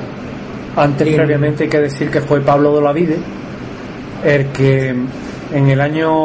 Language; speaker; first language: Spanish; native; Spanish